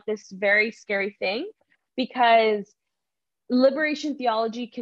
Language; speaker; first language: English; early bilingual, other home language; Spanish